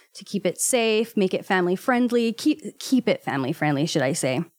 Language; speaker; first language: English; native; English